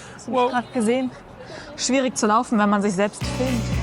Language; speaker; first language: German; native; German